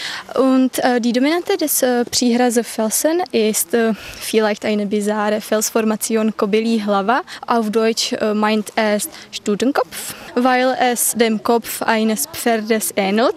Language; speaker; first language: German; non-native, learner; Czech